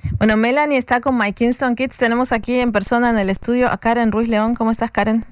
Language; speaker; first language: Spanish; native; Spanish